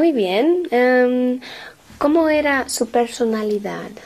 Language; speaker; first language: Spanish; non-native, fluent; English